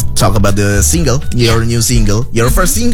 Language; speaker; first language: English; non-native, fluent; Indonesian